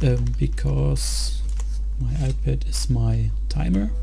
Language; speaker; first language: English; non-native, learner; German